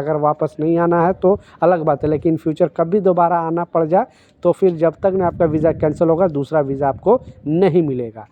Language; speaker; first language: Hindi; native; Hindi